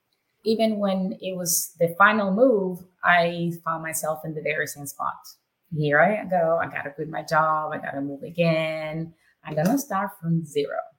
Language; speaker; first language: English; non-native, fluent; Spanish